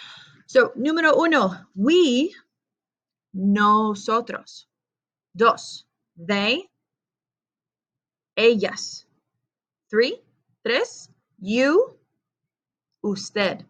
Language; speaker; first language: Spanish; non-native, fluent; English